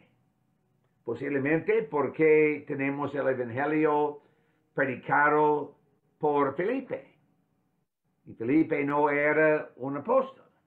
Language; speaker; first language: Spanish; non-native, fluent; English